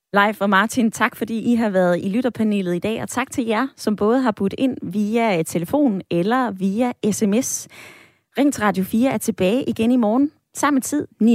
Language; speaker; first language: Danish; native; Danish